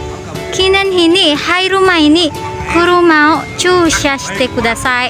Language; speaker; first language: Japanese; non-native, learner; Indonesian